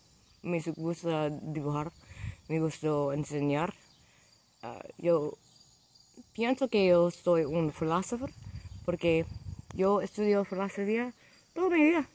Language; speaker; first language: Spanish; non-native, learner; English